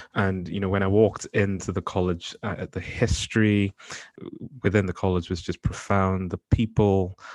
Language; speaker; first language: English; non-native, local second language; Yoruba